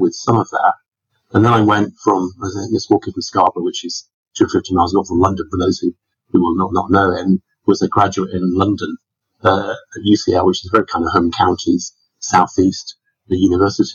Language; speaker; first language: English; native; English